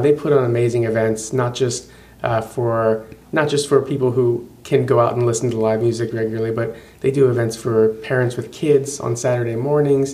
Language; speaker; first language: English; native; English